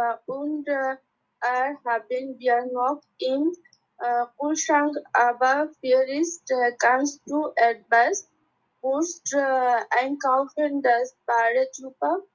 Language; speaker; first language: German; non-native, learner; Bangla